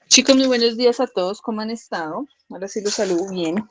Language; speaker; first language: Spanish; native; Spanish